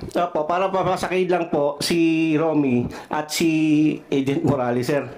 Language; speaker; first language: Filipino; non-native, local second language; Cebuano